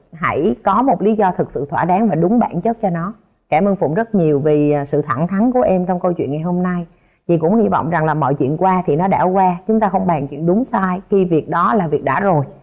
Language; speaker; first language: Vietnamese; native; Vietnamese